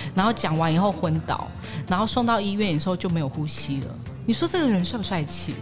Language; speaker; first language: Chinese; native; Chinese